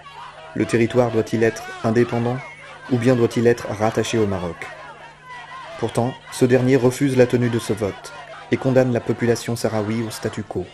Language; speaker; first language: French; native; French